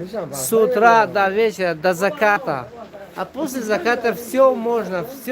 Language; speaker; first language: Russian; non-native, local second language; Tajik